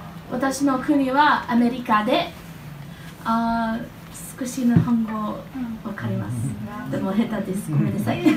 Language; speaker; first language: Japanese; non-native, learner; English